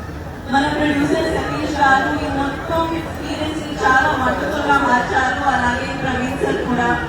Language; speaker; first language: Telugu; non-native, learner; Hindi